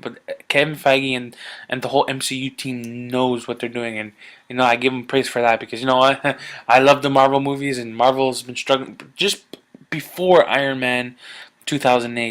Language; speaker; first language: English; native; English